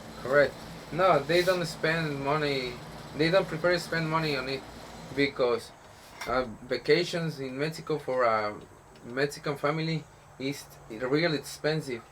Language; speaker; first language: English; non-native, learner; Spanish